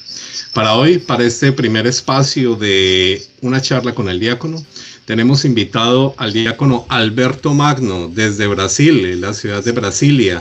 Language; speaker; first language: Spanish; native; Spanish